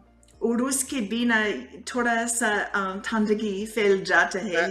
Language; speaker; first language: Hindi; non-native, fluent; English